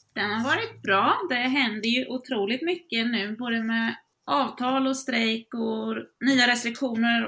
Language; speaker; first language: Swedish; native; Swedish